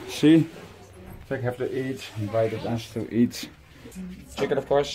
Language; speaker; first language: English; non-native, fluent; Dutch